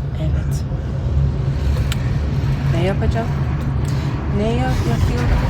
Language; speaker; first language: Turkish; non-native, learner; Persian